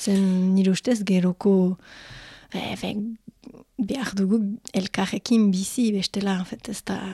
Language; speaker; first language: Basque; non-native, local second language; French